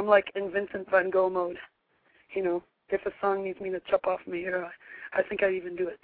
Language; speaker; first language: English; native; English